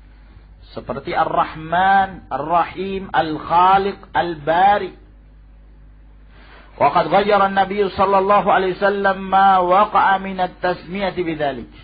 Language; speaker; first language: Arabic; non-native, fluent; Indonesian